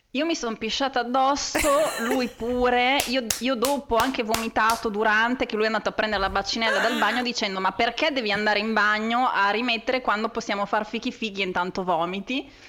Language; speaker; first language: Italian; early bilingual, other home language; French